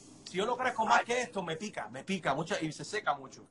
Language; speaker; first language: Spanish; early bilingual, heritage; Spanish